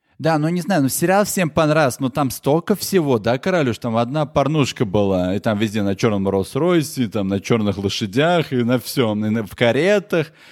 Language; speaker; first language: Russian; early bilingual, heritage; Russian